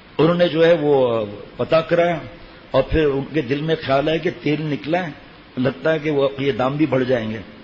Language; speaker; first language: Urdu; native; Urdu